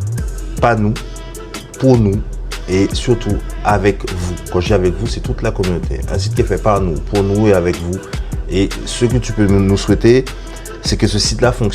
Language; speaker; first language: French; non-native, local second language; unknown